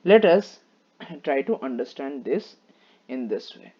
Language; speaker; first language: English; non-native, local second language; Bangla